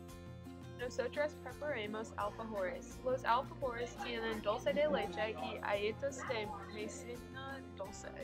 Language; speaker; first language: Spanish; non-native, learner; English